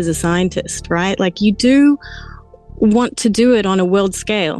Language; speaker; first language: English; native; English